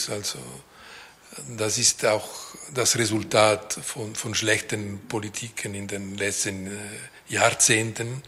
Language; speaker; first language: German; non-native, local second language; Italian